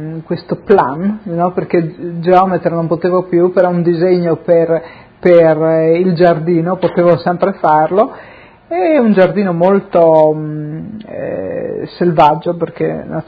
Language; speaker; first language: Italian; native; Italian